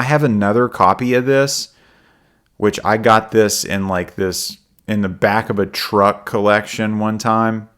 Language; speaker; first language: English; native; English